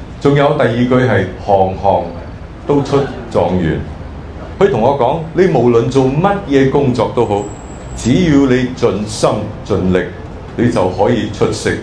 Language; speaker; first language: Cantonese; non-native, local second language; Min Nan Chinese